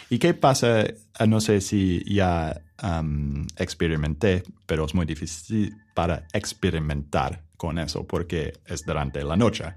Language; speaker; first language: Spanish; non-native, learner; English